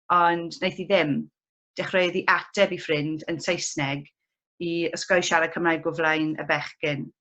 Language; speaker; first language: Welsh; non-native, local second language; English